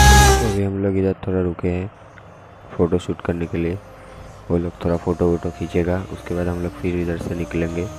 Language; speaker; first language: Hindi; non-native, local second language; Bangla